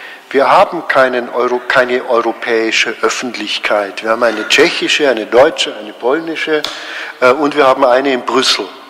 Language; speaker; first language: German; native; German